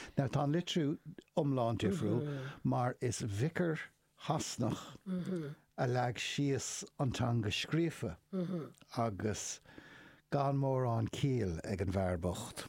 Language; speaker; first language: Irish; native; Irish